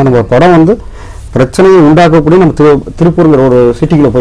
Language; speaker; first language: Tamil; native; Tamil